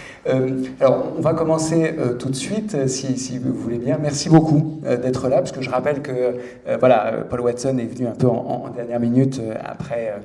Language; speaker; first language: French; native; French